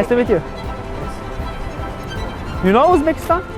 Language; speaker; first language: English; non-native, learner; Uzbek